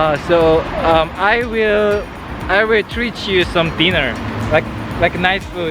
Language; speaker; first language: English; non-native, learner; Korean